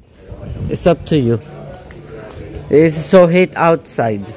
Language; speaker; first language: English; non-native, learner; Filipino